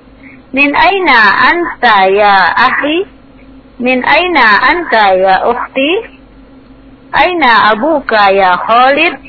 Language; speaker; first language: Arabic; non-native, learner; Indonesian